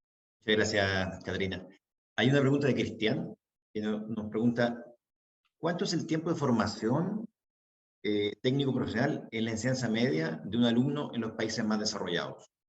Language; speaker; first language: Spanish; native; Spanish